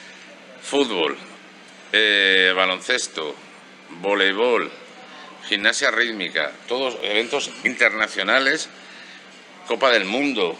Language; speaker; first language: Spanish; native; Spanish